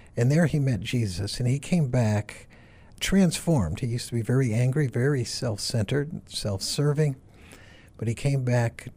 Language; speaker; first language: English; native; English